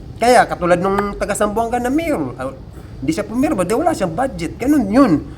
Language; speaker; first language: Filipino; native; Filipino